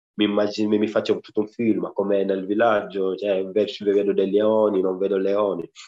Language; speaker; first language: Italian; non-native, fluent; Wolof